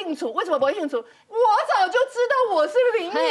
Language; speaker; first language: Chinese; native; Chinese